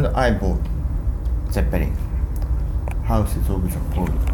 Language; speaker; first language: English; non-native, learner; Japanese